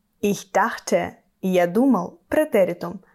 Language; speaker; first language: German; non-native, fluent; Russian